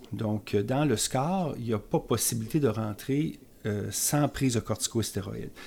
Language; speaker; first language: French; native; French